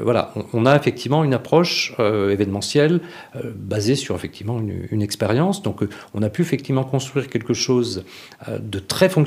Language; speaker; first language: French; native; French